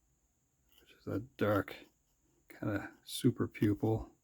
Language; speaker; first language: English; native; English